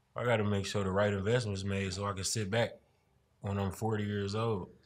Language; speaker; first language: English; native; English